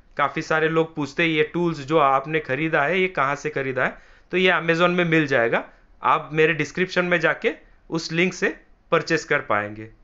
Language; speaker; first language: Hindi; non-native, local second language; Marathi